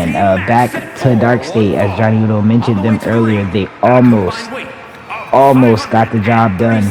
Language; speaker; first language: English; native; English